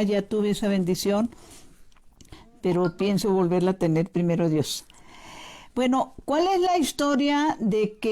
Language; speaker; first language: Spanish; native; Spanish